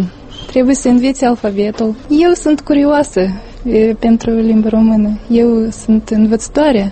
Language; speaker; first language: Romanian; non-native, local second language; Russian